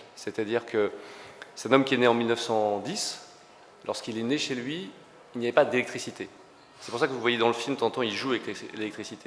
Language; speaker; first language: French; native; French